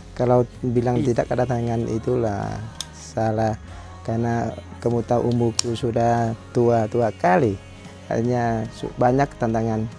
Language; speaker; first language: Indonesian; non-native, learner; Vietnamese